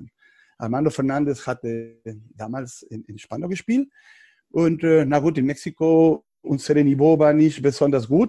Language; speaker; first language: German; non-native, fluent; Spanish